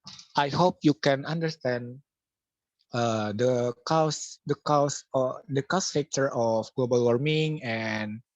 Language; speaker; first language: English; non-native, local second language; Indonesian